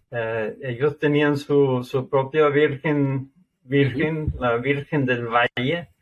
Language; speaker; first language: Spanish; non-native, fluent; English